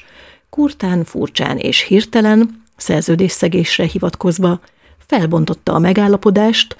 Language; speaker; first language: Hungarian; native; Hungarian